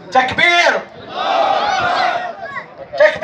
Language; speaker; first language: Arabic; non-native, fluent; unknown